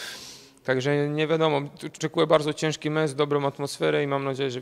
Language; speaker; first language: Polish; non-native, fluent; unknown